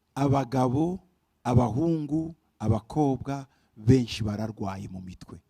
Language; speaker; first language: Kinyarwanda; early bilingual, heritage; Kinyarwanda